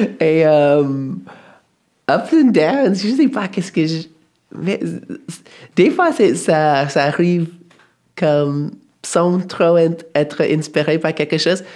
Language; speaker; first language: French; non-native, fluent; English